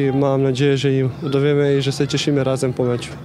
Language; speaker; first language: Polish; non-native, fluent; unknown